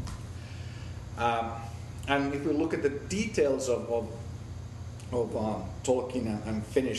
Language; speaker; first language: English; non-native, fluent; Finnish